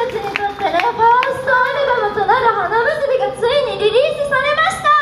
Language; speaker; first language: Japanese; native; Japanese